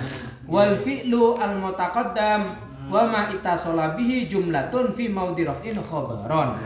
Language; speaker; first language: Arabic; non-native, learner; Javanese